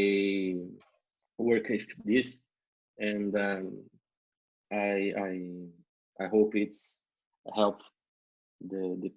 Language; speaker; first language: English; non-native, learner; Portuguese